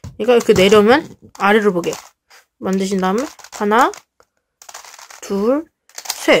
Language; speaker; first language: Korean; native; Korean